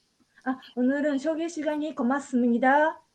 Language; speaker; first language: Korean; non-native, learner; Japanese